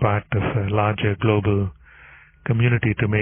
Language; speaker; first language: English; non-native, local second language; Tamil